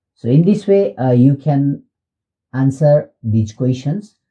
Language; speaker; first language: English; non-native, local second language; Nepali